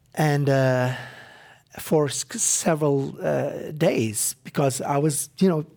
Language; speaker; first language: English; non-native, fluent; Arabic